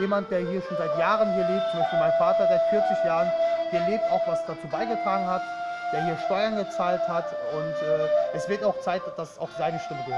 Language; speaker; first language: German; early bilingual, other home language; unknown